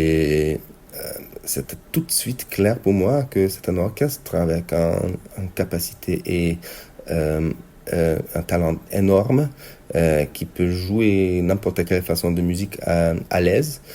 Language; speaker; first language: French; non-native, fluent; Hungarian